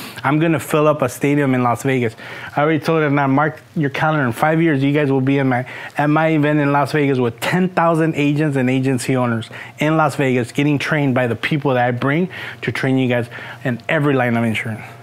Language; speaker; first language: English; early bilingual, other home language; Spanish